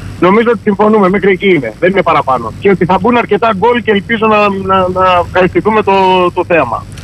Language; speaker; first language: Greek; native; Greek